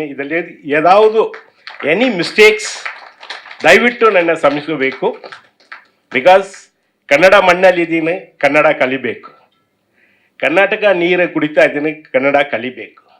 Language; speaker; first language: Kannada; non-native, learner; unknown